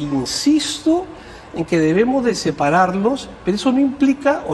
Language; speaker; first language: Spanish; native; Spanish